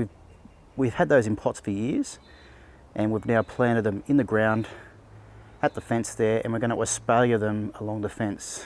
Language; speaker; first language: English; native; English